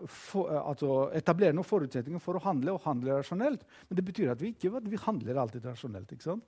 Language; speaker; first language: Norwegian; non-native, fluent; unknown